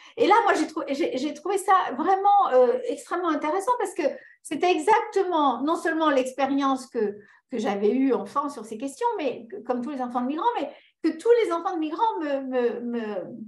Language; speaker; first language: French; early bilingual, other home language; Spanish